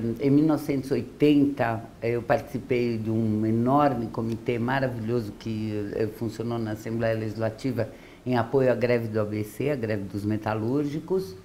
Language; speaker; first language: Portuguese; early bilingual, other home language; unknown